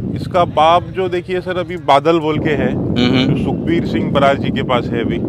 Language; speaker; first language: Hindi; non-native, local second language; Marathi